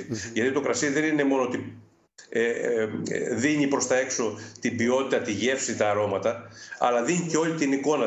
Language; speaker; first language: Greek; native; Greek